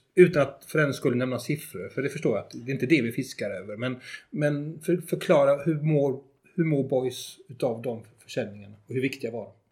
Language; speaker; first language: Swedish; native; Swedish